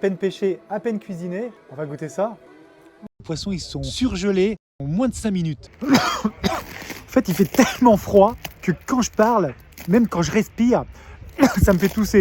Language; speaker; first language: French; native; French